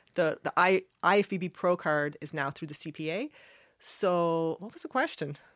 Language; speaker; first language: English; non-native, fluent; Arabic